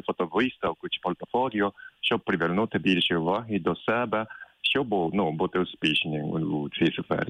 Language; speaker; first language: Ukrainian; non-native, fluent; Japanese